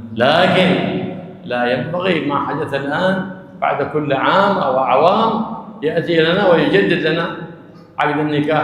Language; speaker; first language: Arabic; native; Arabic